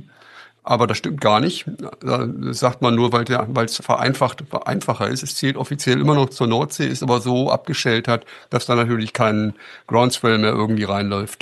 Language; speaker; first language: German; native; German